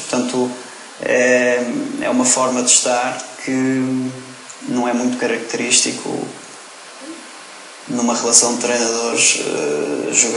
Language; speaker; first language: Portuguese; native; Portuguese